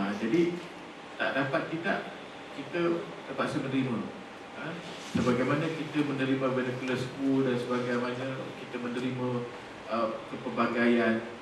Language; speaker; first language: Malay; native; Malay